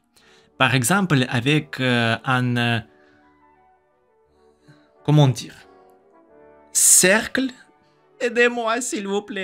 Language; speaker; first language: French; non-native, learner; Russian